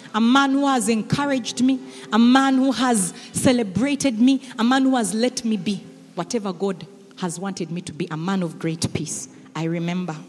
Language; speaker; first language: English; non-native, local second language; Ganda